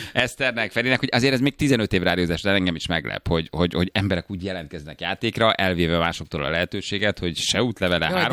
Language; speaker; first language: Hungarian; native; Hungarian